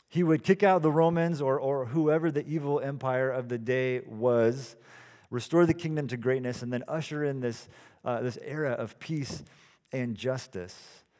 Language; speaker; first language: English; early bilingual, other home language; Dutch